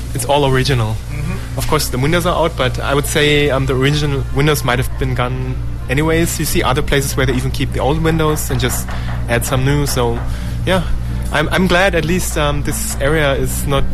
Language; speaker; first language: English; non-native, fluent; German